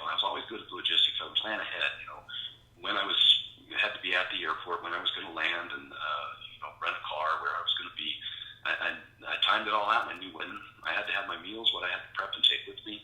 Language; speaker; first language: English; native; English